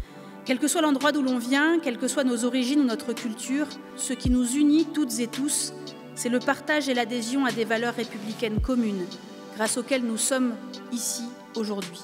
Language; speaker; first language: French; native; French